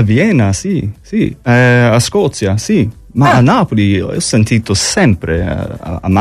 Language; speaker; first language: Italian; non-native, learner; English